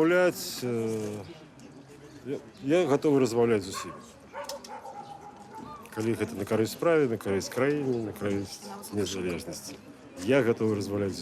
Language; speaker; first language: Russian; native; Russian